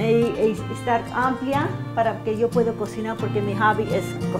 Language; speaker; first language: Spanish; non-native, fluent; English